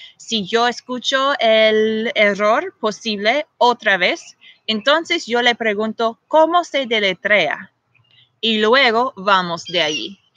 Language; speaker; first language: Spanish; non-native, fluent; English